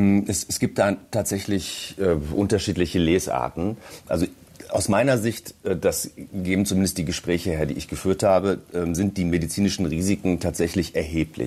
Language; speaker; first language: German; native; German